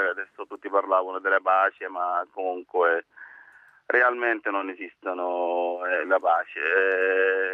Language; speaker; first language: Italian; non-native, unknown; Arabic